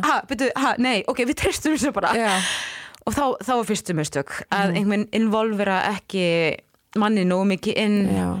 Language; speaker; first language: Icelandic; non-native, fluent; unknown